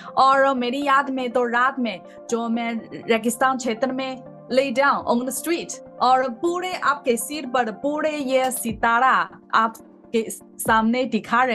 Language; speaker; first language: Hindi; non-native, fluent; Chinese